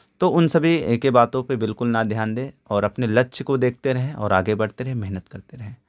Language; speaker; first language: Hindi; native; Hindi